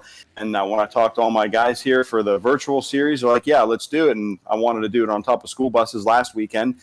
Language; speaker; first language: English; native; English